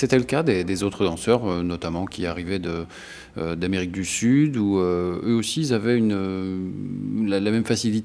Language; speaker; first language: French; native; French